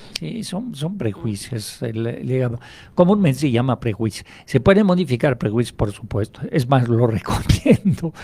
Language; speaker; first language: Spanish; non-native, fluent; French